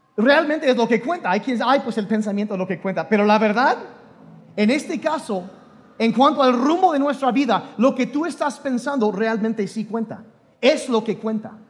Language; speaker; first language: Spanish; non-native, fluent; English